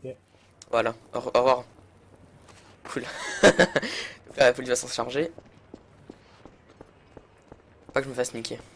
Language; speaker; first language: French; native; French